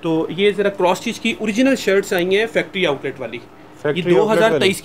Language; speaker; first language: Urdu; native; Urdu